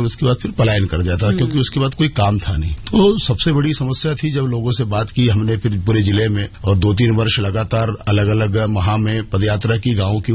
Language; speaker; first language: Hindi; native; Hindi